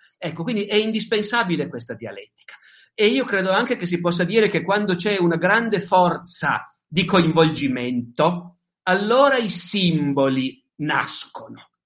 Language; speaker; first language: Italian; native; Italian